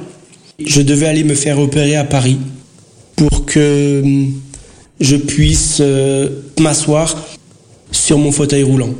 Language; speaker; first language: French; early bilingual, other home language; Portuguese